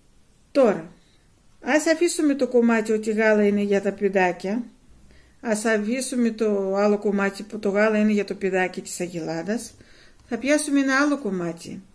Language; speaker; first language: Greek; non-native, fluent; Russian